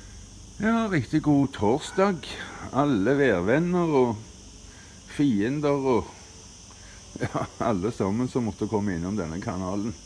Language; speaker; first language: Norwegian; native; Norwegian